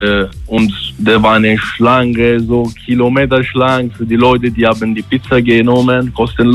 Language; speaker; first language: German; non-native, learner; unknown